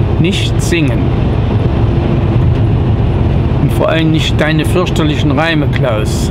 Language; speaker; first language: German; native; German